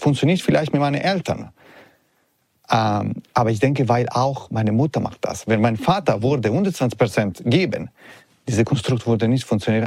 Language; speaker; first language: German; non-native, learner; Italian